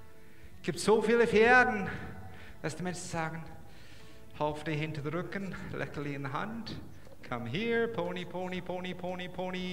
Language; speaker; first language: German; non-native, learner; English